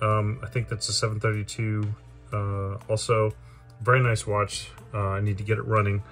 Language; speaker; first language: English; native; English